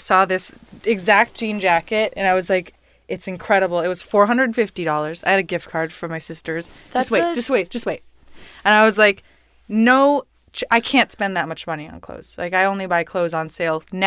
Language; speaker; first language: English; non-native, fluent; Spanish